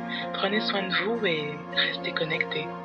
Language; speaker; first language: French; native; French